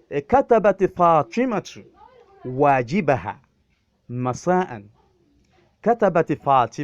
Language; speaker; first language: Arabic; non-native, fluent; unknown